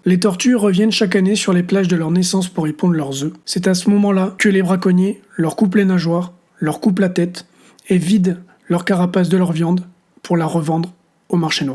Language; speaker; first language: French; native; French